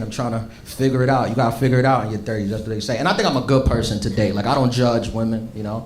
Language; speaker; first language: English; native; English